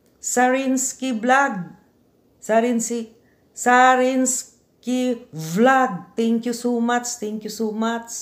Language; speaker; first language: Filipino; non-native, local second language; Cebuano